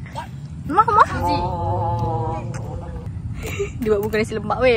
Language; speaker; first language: Malay; native; Malay